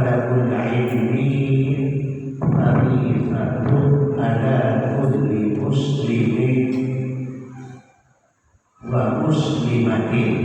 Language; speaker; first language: Arabic; non-native, fluent; Indonesian